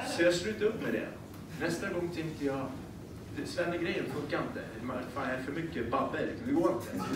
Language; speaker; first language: Swedish; early bilingual, other home language; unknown